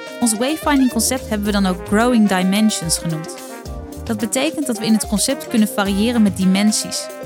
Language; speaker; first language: Dutch; native; Dutch